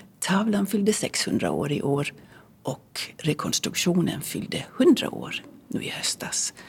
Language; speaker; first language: Swedish; native; Swedish